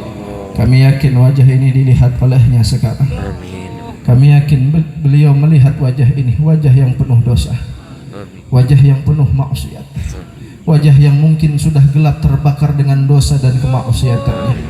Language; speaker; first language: Indonesian; non-native, local second language; Banjar